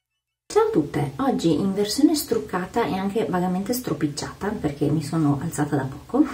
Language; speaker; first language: Italian; native; Italian